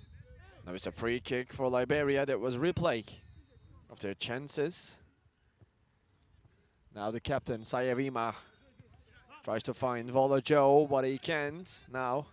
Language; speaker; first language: English; non-native, fluent; Turkish